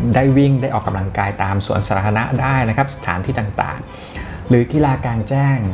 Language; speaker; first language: Thai; native; Thai